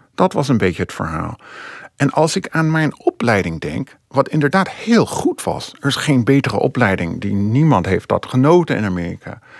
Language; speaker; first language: Dutch; non-native, fluent; English